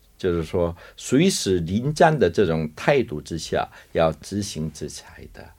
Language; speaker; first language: Chinese; non-native, fluent; Korean